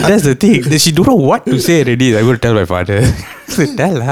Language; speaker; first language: English; non-native, local second language; Tamil